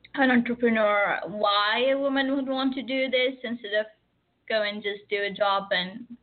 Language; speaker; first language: English; early bilingual, other home language; Arabic